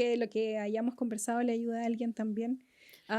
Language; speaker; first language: Spanish; native; Spanish